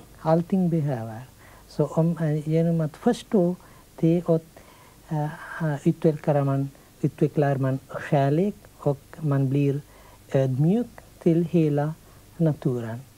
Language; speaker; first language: Swedish; non-native, fluent; Sinhala